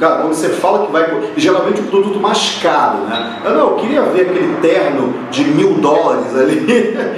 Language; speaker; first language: Portuguese; native; Portuguese